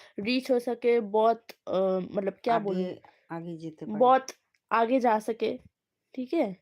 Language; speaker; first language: Hindi; non-native, local second language; Bangla